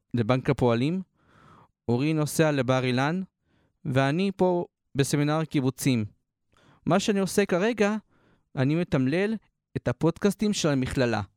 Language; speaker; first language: Hebrew; native; Hebrew